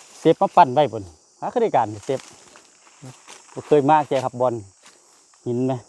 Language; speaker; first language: Thai; non-native, local second language; Northeastern Thai